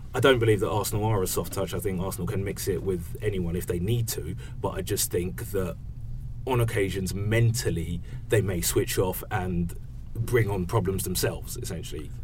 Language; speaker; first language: English; native; English